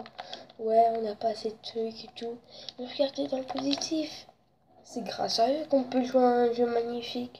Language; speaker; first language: French; native; French